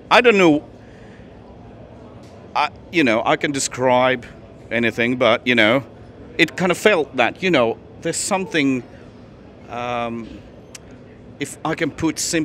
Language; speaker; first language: English; non-native, fluent; Finnish